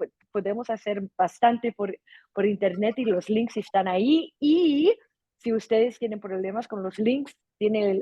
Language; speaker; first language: Spanish; non-native, fluent; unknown